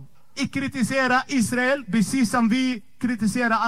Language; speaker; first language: Swedish; non-native, learner; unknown